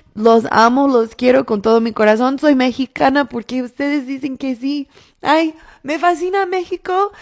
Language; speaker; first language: Spanish; non-native, fluent; English